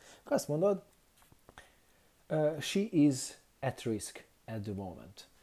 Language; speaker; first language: English; non-native, fluent; Hungarian